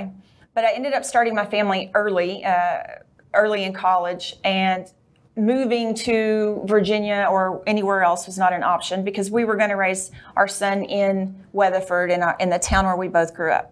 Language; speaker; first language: English; native; English